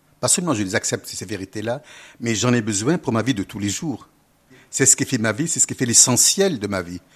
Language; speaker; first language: French; non-native, local second language; Arabic